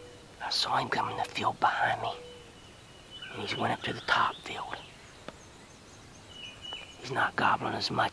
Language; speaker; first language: English; native; English